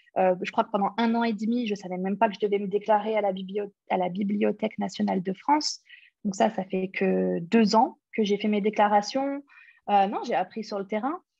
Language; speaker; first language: French; early bilingual, other home language; English